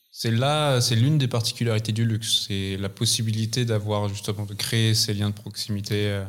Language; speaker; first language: French; native; French